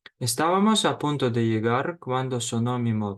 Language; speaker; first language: Spanish; non-native, fluent; Ukrainian